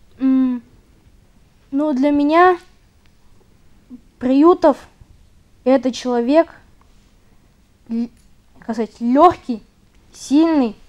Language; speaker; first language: Russian; non-native, local second language; Yakut